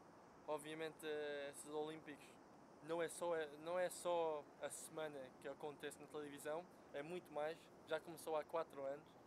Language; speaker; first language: Portuguese; non-native, fluent; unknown